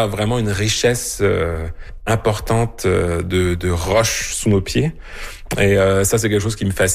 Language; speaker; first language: French; native; French